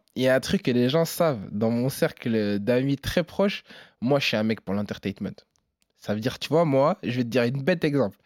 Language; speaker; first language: French; native; French